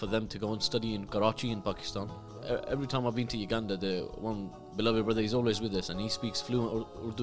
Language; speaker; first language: English; native; English